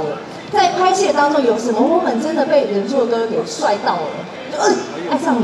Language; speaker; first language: Chinese; native; Chinese